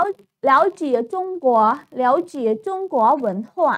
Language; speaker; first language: Chinese; non-native, fluent; Khmer